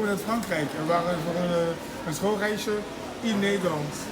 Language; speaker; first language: Dutch; non-native, learner; French